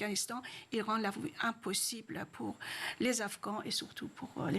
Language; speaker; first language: French; non-native, fluent; Persian